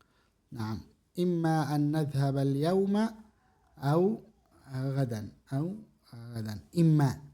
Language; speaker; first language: Arabic; non-native, fluent; Indonesian